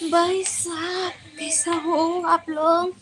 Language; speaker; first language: Hindi; non-native, local second language; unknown